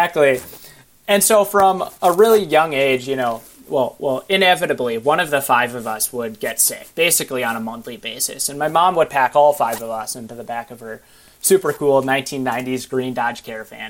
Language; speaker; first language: English; native; English